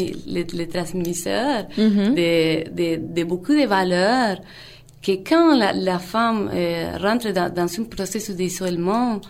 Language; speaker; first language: French; non-native, fluent; Spanish